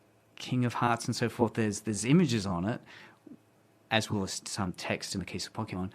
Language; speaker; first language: English; native; English